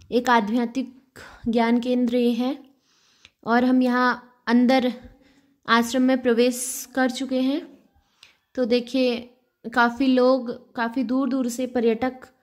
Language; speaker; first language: Hindi; native; Hindi